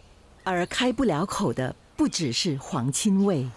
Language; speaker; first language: Chinese; native; Chinese